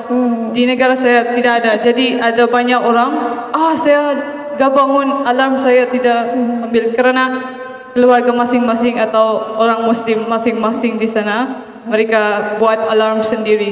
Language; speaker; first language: Indonesian; non-native, fluent; Maranao